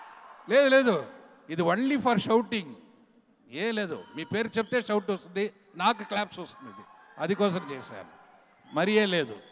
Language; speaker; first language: Telugu; non-native, learner; Tamil